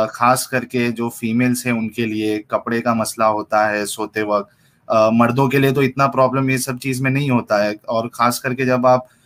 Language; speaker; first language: Hindi; native; Hindi